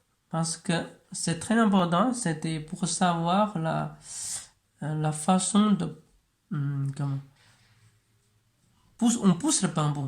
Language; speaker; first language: French; non-native, learner; Chinese